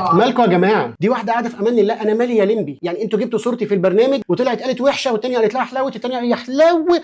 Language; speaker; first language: Arabic; native; Arabic